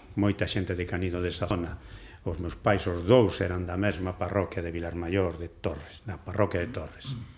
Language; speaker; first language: Galician; non-native, local second language; Spanish